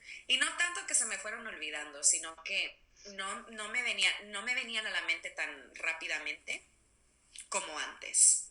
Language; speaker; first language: Spanish; early bilingual, other home language; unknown